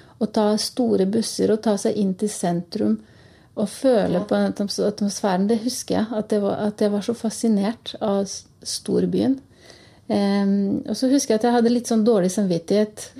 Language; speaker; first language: Norwegian; non-native, fluent; Bosnian